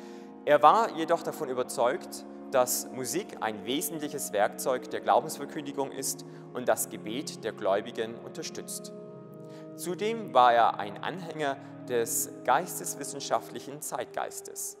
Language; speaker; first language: German; native; German